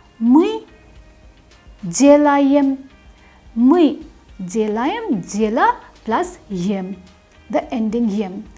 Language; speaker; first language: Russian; non-native, fluent; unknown